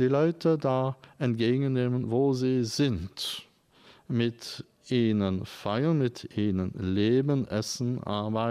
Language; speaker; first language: German; non-native, fluent; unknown